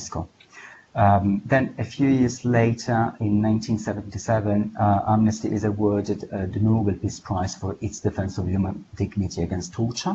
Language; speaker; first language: English; non-native, fluent; Italian